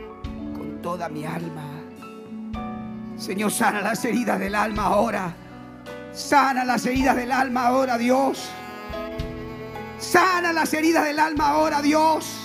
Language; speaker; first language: Spanish; native; Spanish